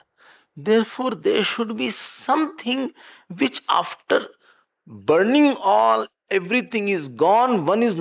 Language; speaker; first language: English; non-native, local second language; Hindi